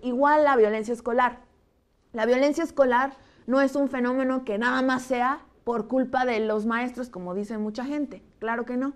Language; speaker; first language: Spanish; native; Spanish